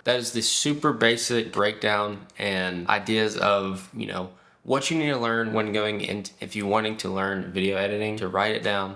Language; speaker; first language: English; native; English